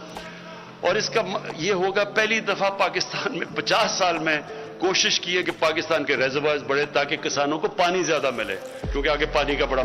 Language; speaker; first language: Urdu; native; Urdu